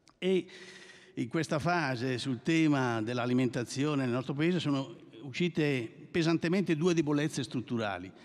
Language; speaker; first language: Italian; native; Italian